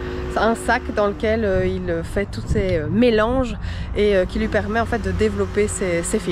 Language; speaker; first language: French; native; French